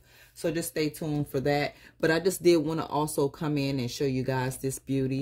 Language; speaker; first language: English; native; English